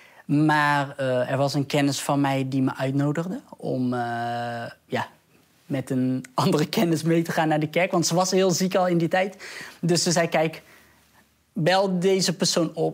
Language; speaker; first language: Dutch; early bilingual, other home language; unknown